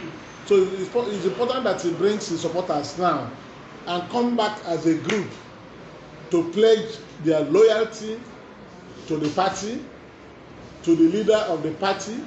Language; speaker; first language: English; non-native, local second language; Igbo